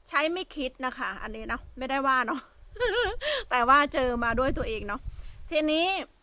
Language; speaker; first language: Thai; native; Thai